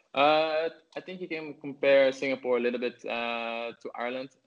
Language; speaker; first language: English; non-native, fluent; Dutch